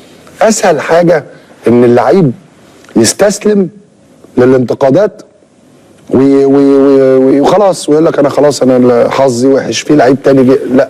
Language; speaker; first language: Arabic; native; Arabic